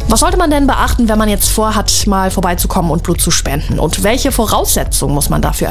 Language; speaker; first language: German; native; German